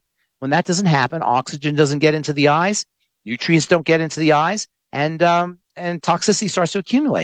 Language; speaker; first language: English; native; English